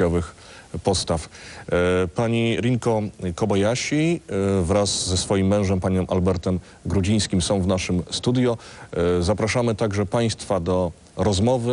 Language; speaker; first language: Polish; native; Polish